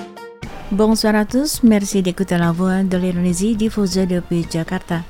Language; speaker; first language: French; non-native, fluent; Indonesian